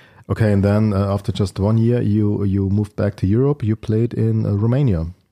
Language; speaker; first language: English; non-native, fluent; German